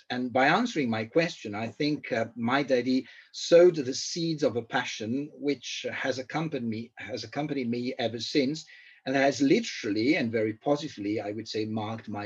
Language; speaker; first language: English; non-native, fluent; Italian